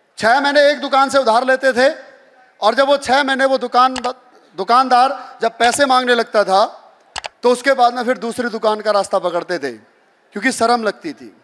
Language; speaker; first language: Hindi; native; Hindi